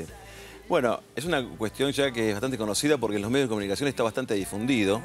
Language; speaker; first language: Spanish; native; Spanish